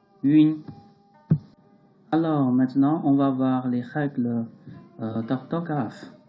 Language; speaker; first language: French; non-native, learner; Chinese